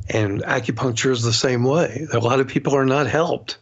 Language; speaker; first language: English; native; English